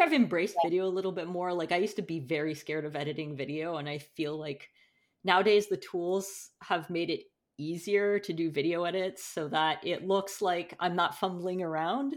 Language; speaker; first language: English; non-native, fluent; Portuguese